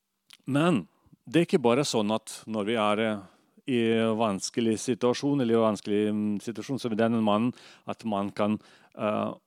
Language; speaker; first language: Norwegian; non-native, fluent; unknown